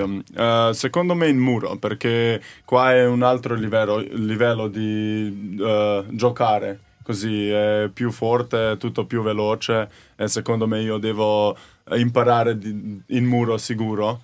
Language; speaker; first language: Italian; non-native, learner; Slovenian